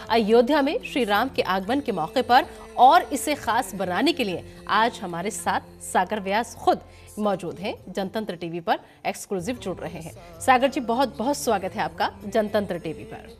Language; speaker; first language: Hindi; native; Hindi